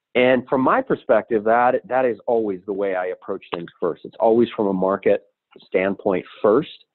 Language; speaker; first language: English; native; English